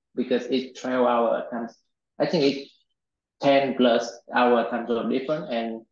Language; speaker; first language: English; non-native, fluent; Vietnamese